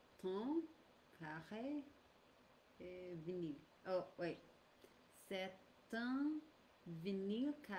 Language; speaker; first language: French; non-native, learner; English